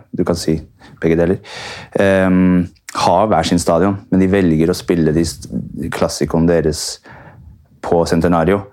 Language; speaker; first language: Norwegian; early bilingual, heritage; Norwegian